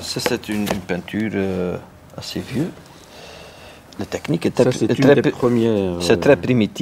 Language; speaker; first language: French; non-native, local second language; Dutch